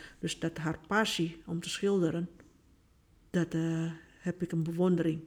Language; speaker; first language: Dutch; non-native, fluent; Indonesian